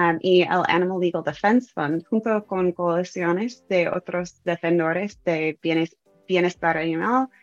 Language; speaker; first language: Spanish; non-native, fluent; English